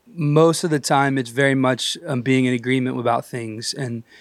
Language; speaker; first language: English; native; English